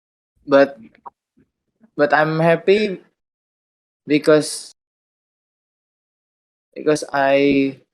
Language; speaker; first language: English; non-native, learner; Indonesian